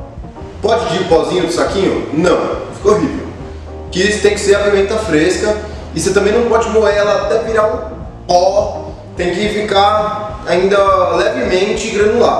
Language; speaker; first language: Portuguese; native; Portuguese